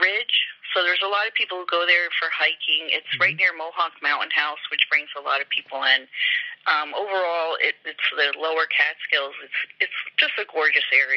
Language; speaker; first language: English; native; English